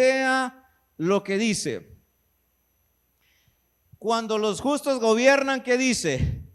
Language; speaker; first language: Spanish; native; Spanish